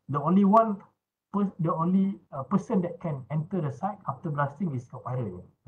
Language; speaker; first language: English; non-native, local second language; Malay